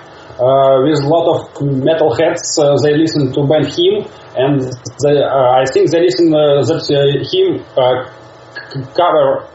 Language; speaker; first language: English; non-native, learner; Russian